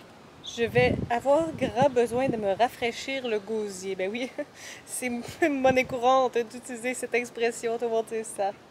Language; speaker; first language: French; native; French